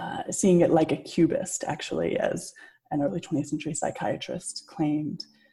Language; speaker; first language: English; native; English